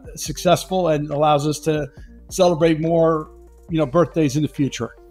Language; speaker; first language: English; native; English